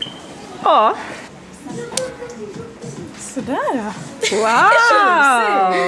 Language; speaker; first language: Swedish; native; Swedish